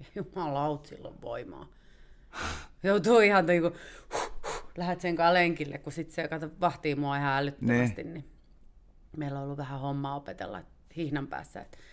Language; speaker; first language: Finnish; native; Finnish